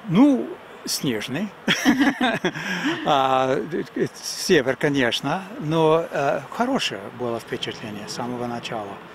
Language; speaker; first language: Russian; non-native, fluent; English